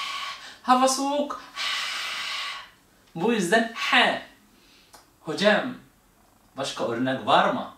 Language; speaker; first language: Turkish; non-native, fluent; Arabic